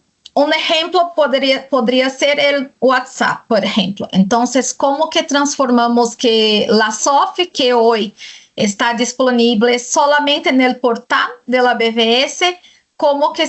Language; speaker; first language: Spanish; non-native, fluent; Portuguese